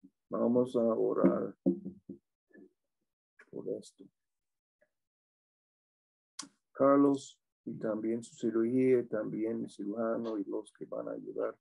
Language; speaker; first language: Spanish; non-native, fluent; English